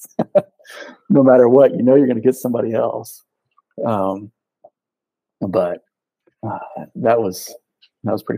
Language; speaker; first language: English; native; English